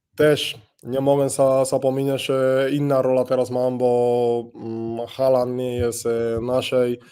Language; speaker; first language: Polish; non-native, learner; Spanish